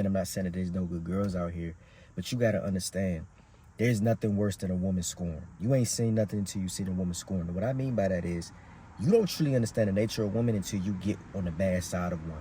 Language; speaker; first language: English; native; English